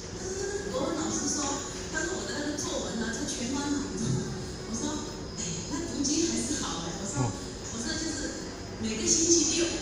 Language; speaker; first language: Chinese; native; Chinese